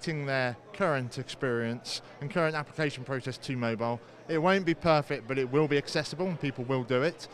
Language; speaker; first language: English; native; English